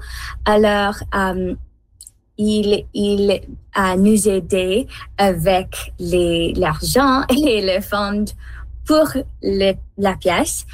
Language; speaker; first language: French; non-native, learner; English